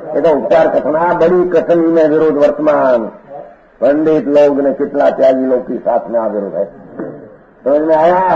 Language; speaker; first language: Hindi; non-native, local second language; Gujarati